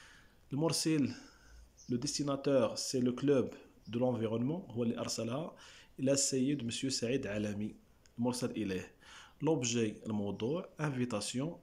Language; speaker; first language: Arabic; native; Arabic